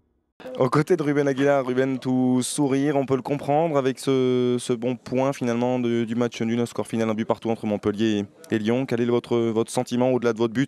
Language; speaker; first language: French; native; French